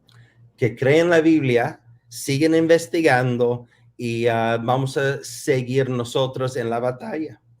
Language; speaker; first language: Spanish; non-native, fluent; English